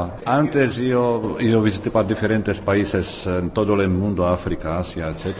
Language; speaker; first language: Spanish; non-native, learner; Czech